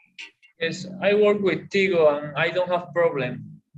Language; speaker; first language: English; non-native, learner; Spanish